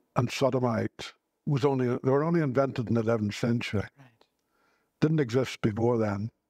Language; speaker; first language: English; native; English